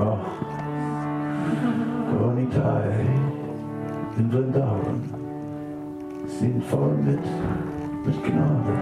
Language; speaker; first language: German; non-native, fluent; Dutch